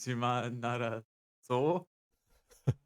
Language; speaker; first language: Japanese; non-native, learner; English